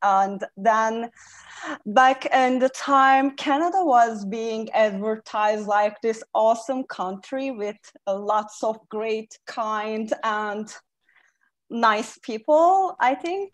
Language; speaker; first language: English; non-native, fluent; Turkish